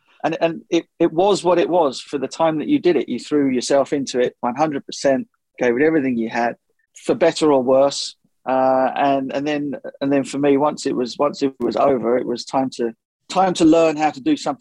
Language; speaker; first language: English; native; English